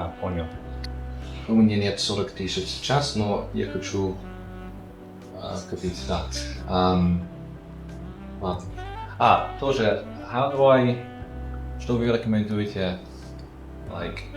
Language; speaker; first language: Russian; non-native, learner; English